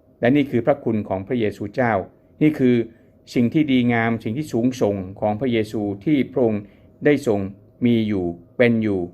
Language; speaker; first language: Thai; native; Thai